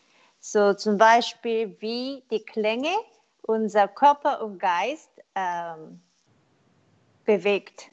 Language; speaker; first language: German; non-native, learner; Korean